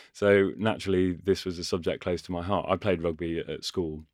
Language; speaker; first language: English; native; English